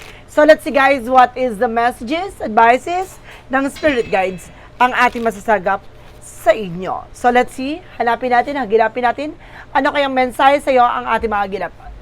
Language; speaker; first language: Filipino; native; Filipino